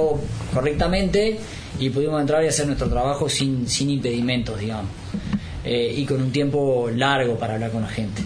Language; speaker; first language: Spanish; native; Spanish